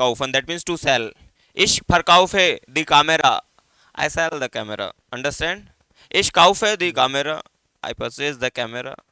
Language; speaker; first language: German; non-native, learner; Hindi